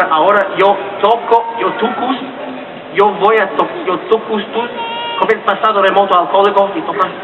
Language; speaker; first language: Spanish; non-native, fluent; Italian